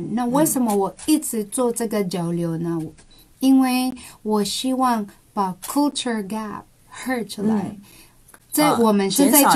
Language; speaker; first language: Chinese; non-native, local second language; Cebuano